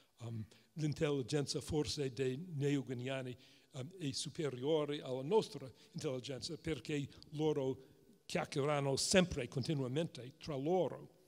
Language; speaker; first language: Italian; non-native, fluent; English